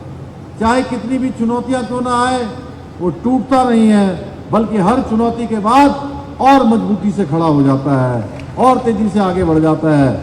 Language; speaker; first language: Hindi; native; Hindi